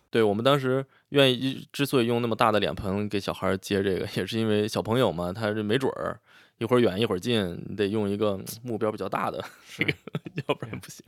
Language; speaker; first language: Chinese; native; Chinese